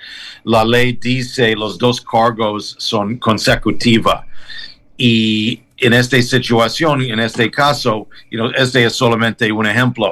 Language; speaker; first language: Spanish; non-native, learner; English